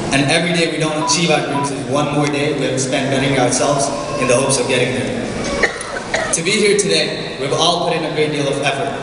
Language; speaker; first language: English; non-native, local second language; Nepali